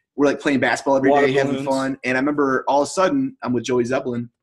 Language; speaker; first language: English; native; English